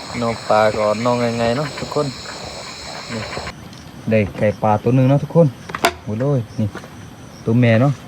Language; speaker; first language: Thai; non-native, local second language; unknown